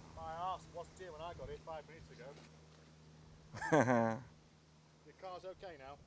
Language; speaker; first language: English; native; English